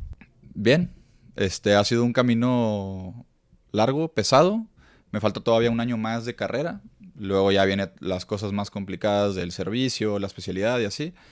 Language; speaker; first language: Spanish; native; Spanish